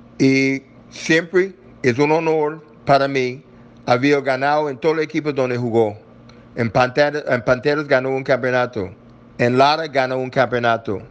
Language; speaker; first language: Spanish; non-native, learner; English